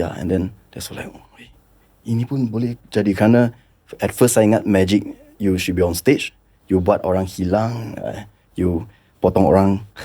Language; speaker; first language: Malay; non-native, local second language; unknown